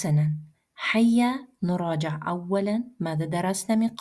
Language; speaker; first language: Arabic; non-native, fluent; Russian